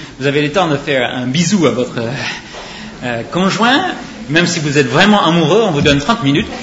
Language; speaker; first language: French; non-native, fluent; English